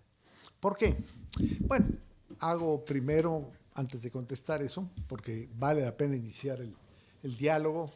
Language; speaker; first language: Spanish; native; Spanish